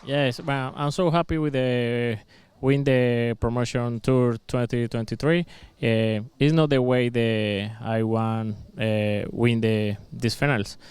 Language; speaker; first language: English; non-native, learner; Spanish